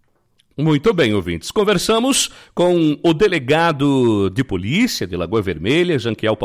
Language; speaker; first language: Portuguese; native; Portuguese